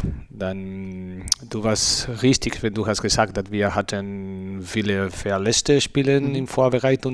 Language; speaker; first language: German; non-native, learner; Spanish